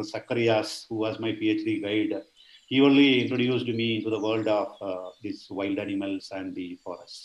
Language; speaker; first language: English; non-native, local second language; Malayalam